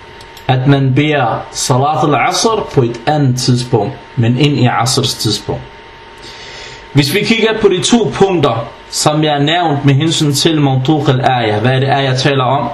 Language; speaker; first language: Danish; early bilingual, other home language; Arabic